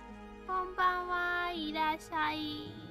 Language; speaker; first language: Japanese; non-native, learner; Chinese